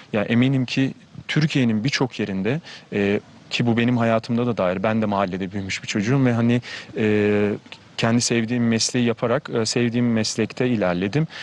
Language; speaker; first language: Turkish; native; Turkish